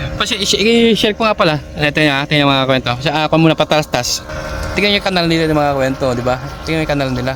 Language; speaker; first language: Filipino; native; Filipino